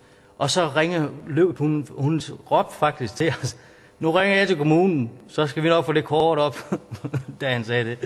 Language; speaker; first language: Danish; native; Danish